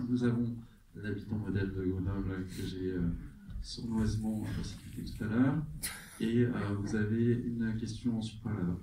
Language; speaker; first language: French; native; French